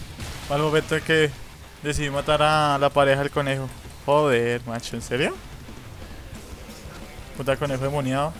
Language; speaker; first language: Spanish; native; Spanish